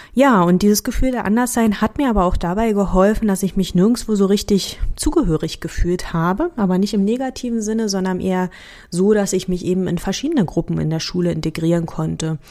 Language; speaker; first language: German; native; German